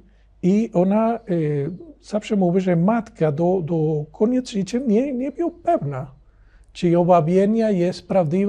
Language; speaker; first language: Polish; non-native, learner; Spanish